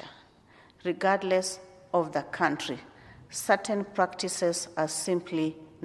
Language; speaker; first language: English; non-native, local second language; Luo (Kenya and Tanzania)